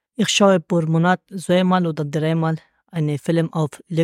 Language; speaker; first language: German; non-native, learner; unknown